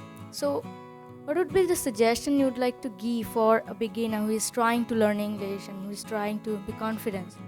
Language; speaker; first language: English; non-native, learner; Bangla